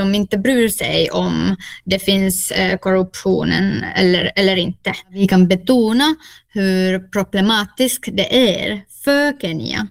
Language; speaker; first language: Swedish; non-native, fluent; Finnish